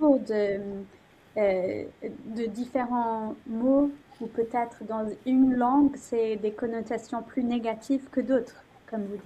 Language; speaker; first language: French; non-native, fluent; English